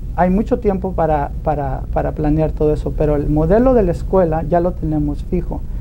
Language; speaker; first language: Spanish; early bilingual, heritage; Spanish